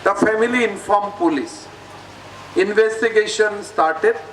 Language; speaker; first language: English; non-native, local second language; Assamese